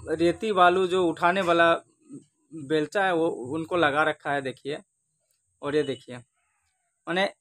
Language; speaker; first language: Hindi; non-native, local second language; Bangla